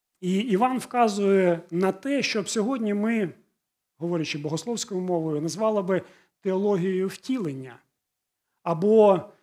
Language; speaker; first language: Ukrainian; non-native, local second language; Russian